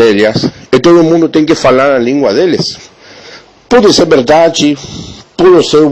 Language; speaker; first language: Portuguese; non-native, learner; Spanish